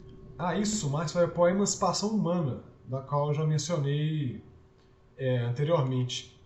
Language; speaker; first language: Portuguese; native; Portuguese